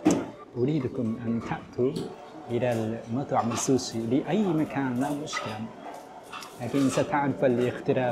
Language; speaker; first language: Arabic; non-native, fluent; Japanese